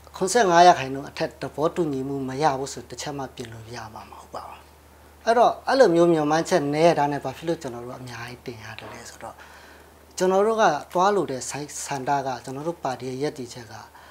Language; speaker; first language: Burmese; non-native, local second language; Shan